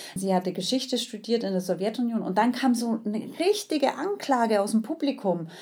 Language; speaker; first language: German; native; German